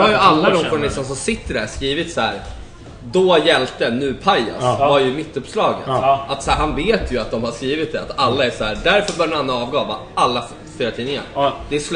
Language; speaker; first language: Swedish; native; Swedish